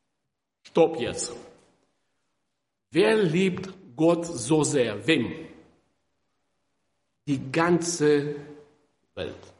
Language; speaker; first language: German; non-native, fluent; Russian